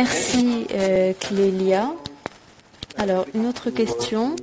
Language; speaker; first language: French; native; French